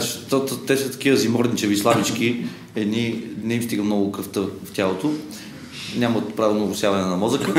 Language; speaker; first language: Bulgarian; native; Bulgarian